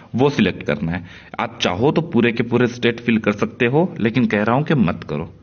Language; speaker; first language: Hindi; non-native, local second language; Marathi